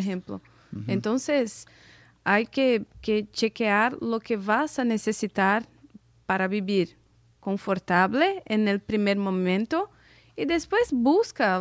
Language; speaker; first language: Spanish; non-native, fluent; Portuguese